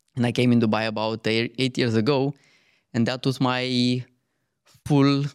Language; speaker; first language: English; non-native, fluent; Romanian